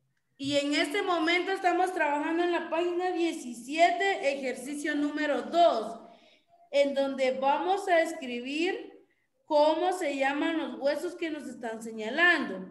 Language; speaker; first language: Spanish; native; Spanish